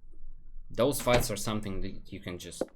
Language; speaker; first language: English; non-native, fluent; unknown